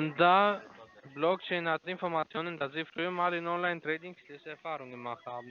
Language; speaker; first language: German; non-native, learner; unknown